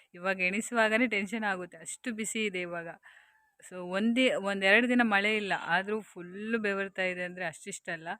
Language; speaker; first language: Kannada; non-native, local second language; Tulu